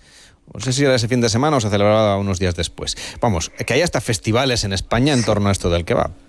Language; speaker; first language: Spanish; native; Spanish